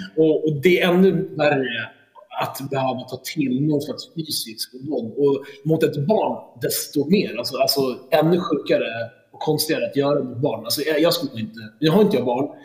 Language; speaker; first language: Swedish; early bilingual, other home language; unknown